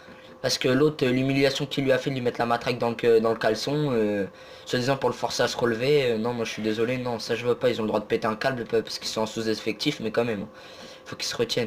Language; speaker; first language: French; native; French